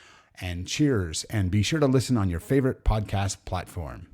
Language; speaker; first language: English; native; English